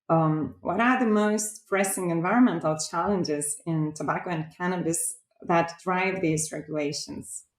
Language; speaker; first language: English; non-native, fluent; Lithuanian